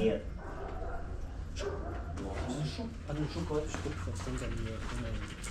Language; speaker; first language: Russian; non-native, local second language; Ukrainian